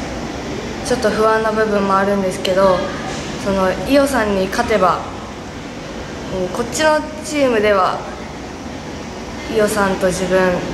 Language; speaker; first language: Japanese; native; Japanese